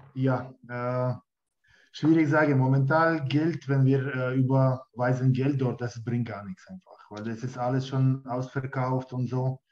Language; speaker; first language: German; non-native, learner; Ukrainian